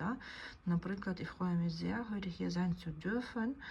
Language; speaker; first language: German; non-native, fluent; Ukrainian